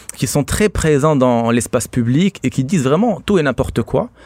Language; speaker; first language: French; non-native, local second language; Arabic